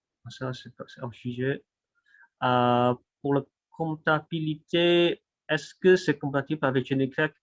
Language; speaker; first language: French; non-native, fluent; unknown